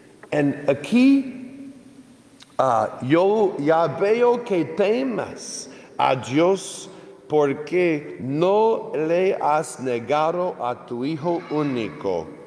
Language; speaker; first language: Spanish; non-native, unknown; English